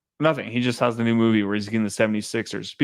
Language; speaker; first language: English; native; English